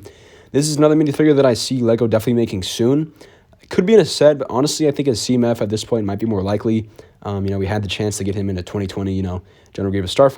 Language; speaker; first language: English; native; English